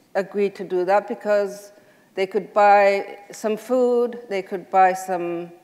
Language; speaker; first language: English; native; English